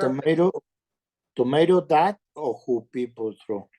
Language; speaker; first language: English; non-native, learner; Spanish